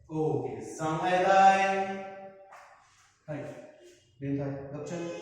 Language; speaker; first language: Vietnamese; non-native, learner; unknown